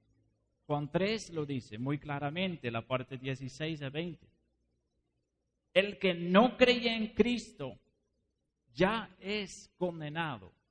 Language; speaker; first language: Spanish; non-native, fluent; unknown